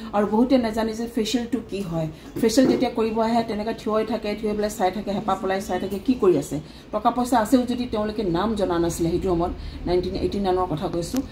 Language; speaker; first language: Assamese; native; Assamese